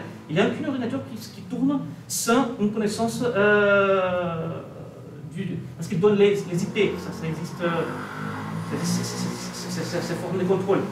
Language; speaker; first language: French; non-native, learner; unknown